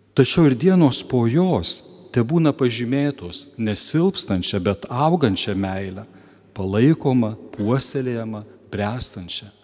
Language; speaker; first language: Lithuanian; native; Lithuanian